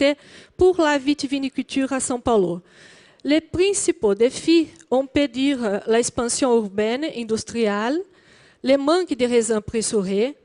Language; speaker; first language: French; non-native, learner; Portuguese